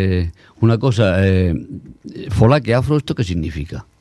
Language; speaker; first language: Spanish; native; Spanish